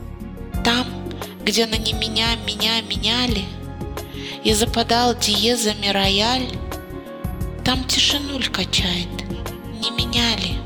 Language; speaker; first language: Russian; native; Russian